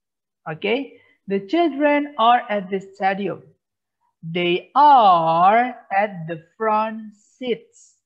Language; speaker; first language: English; non-native, fluent; Indonesian